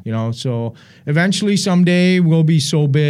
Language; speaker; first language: English; early bilingual, other home language; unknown